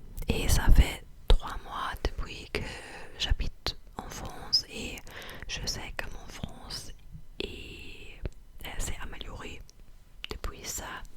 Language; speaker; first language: French; non-native, fluent; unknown